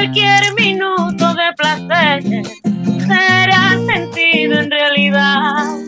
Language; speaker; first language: Spanish; native; Spanish